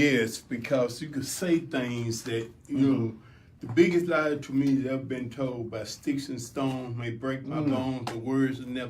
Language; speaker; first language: English; native; English